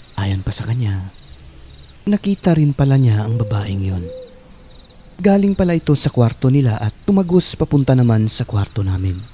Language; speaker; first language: Filipino; non-native, local second language; Cebuano